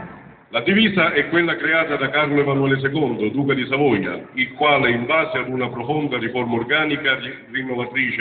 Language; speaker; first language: Italian; native; Italian